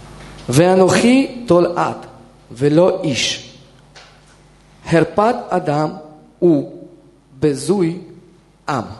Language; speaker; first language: Hebrew; non-native, fluent; Russian